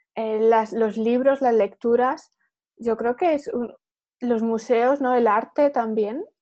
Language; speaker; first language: Spanish; native; Spanish